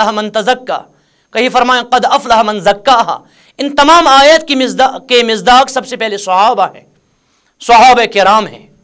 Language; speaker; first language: Urdu; non-native, local second language; Kashmiri